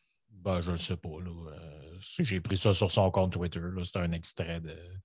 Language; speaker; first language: French; native; French